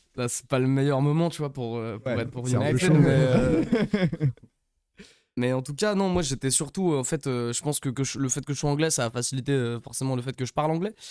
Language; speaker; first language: French; non-native, fluent; English